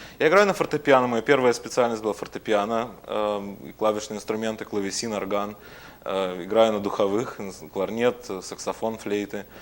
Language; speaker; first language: Russian; native; Russian